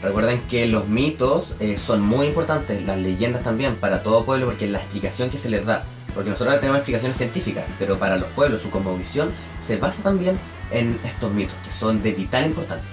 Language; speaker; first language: Spanish; native; Spanish